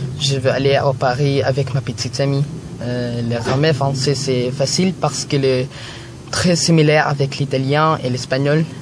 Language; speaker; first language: French; non-native, learner; Filipino